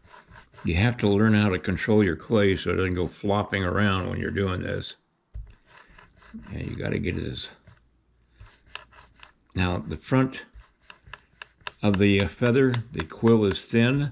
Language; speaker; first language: English; native; English